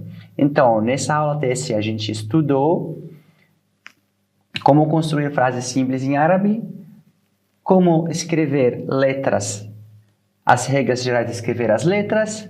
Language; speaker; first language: Portuguese; non-native, fluent; Arabic